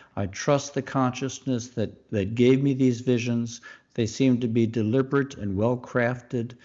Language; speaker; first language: English; native; English